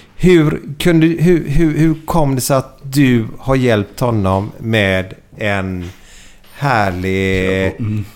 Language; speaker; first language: Swedish; native; Swedish